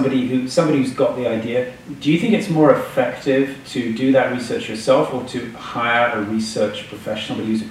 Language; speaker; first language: English; native; English